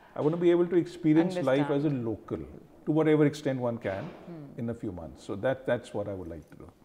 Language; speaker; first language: English; non-native, local second language; Hindi